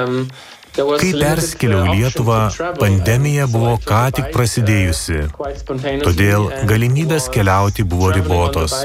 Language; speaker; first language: Lithuanian; non-native, fluent; German